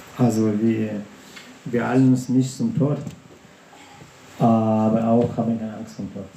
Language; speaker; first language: German; non-native, fluent; Russian